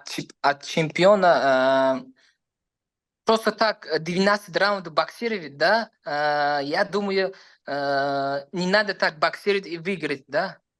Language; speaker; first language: Russian; non-native, learner; Uzbek